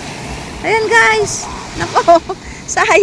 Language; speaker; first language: Filipino; native; Filipino